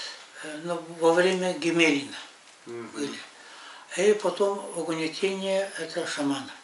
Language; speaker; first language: Russian; non-native, local second language; Yakut